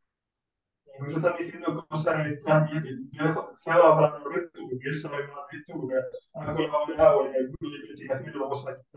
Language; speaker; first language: Spanish; native; Spanish